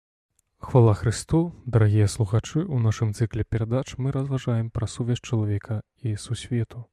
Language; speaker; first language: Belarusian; non-native, local second language; Russian